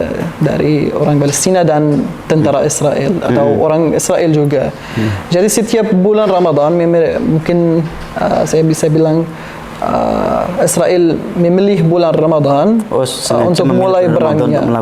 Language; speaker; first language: Indonesian; non-native, learner; Arabic